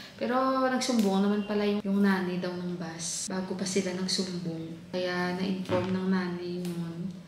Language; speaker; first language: Filipino; non-native, local second language; Hiligaynon